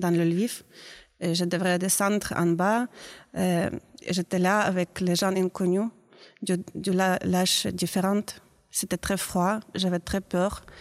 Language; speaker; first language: French; non-native, learner; Ukrainian